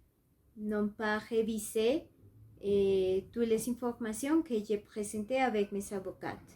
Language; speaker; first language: French; non-native, learner; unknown